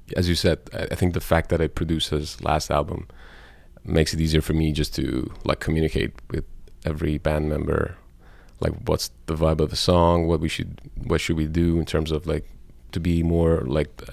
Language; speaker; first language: English; non-native, fluent; Persian